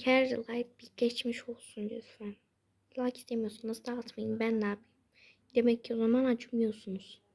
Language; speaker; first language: Turkish; early bilingual, heritage; Turkish